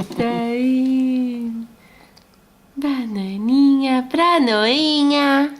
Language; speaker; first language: Hebrew; non-native, fluent; Portuguese